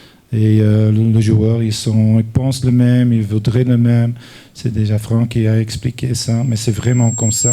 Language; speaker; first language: French; non-native, fluent; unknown